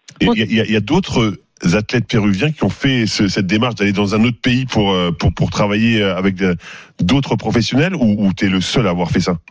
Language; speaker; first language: French; native; French